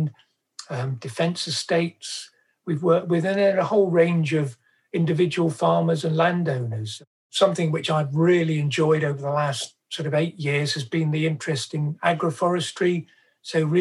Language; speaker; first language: English; native; English